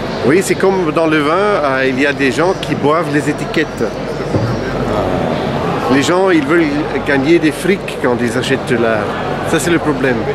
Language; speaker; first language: French; non-native, local second language; Dutch